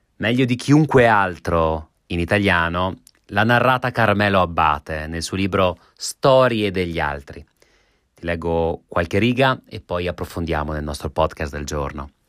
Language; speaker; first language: Italian; native; Italian